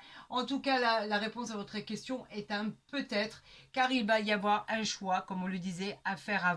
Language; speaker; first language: French; native; French